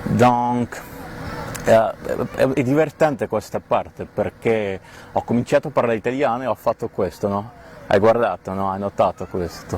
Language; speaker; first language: Italian; non-native, fluent; Portuguese